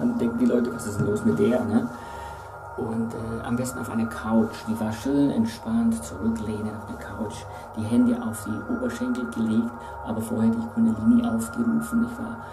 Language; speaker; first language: German; native; German